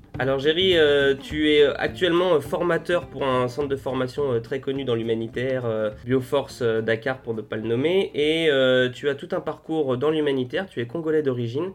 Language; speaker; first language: French; native; French